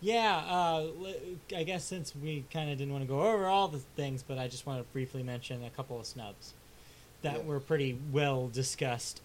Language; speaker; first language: English; native; English